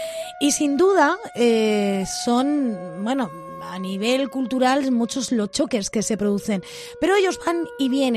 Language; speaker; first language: Spanish; native; Spanish